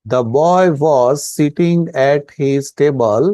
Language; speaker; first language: English; non-native, local second language; Gujarati